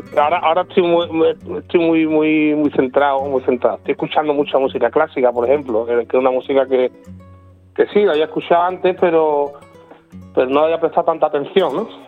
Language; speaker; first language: Spanish; native; Spanish